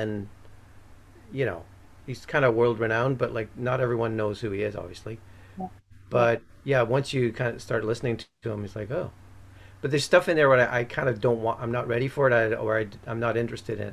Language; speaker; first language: English; native; English